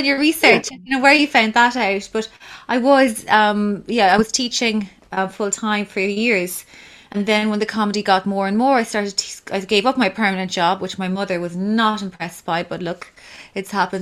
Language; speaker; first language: English; native; English